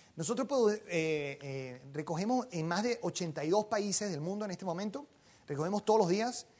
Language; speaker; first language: Spanish; native; Spanish